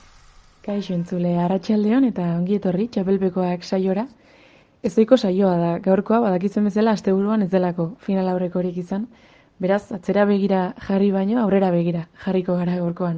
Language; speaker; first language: Basque; native; Basque